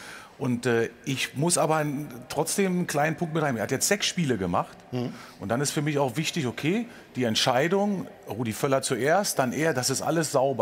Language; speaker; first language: German; native; German